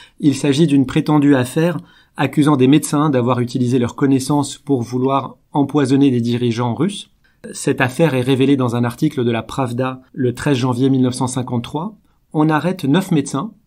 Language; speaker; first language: French; native; French